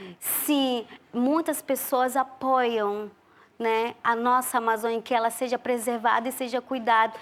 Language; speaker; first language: Portuguese; non-native, local second language; Ticuna